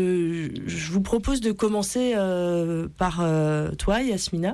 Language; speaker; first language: French; native; French